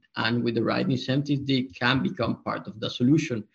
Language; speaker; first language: English; non-native, fluent; Spanish